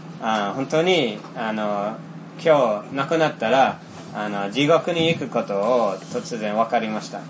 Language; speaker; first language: Japanese; non-native, fluent; Finnish